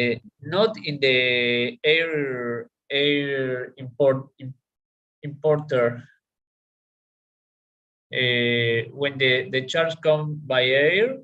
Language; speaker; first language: English; non-native, learner; Spanish